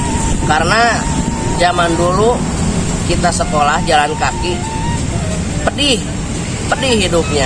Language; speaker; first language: Indonesian; non-native, local second language; Sundanese